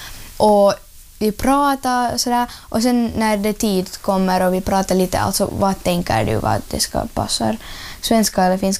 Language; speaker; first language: Swedish; early bilingual, other home language; Russian